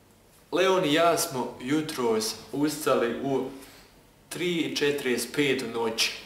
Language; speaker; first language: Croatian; early bilingual, heritage; Croatian